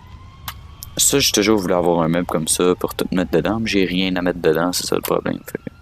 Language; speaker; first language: French; native; French